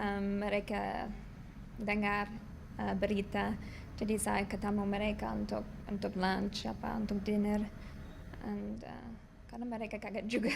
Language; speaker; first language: Indonesian; non-native, learner; English